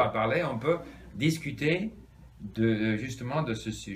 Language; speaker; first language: French; non-native, fluent; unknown